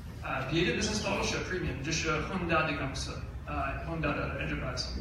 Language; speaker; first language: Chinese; non-native, learner; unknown